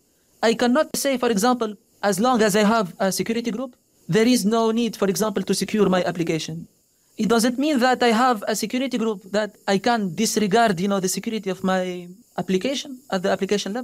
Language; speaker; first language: English; non-native, fluent; Arabic